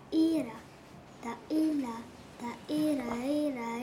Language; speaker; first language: Arabic; non-native, learner; French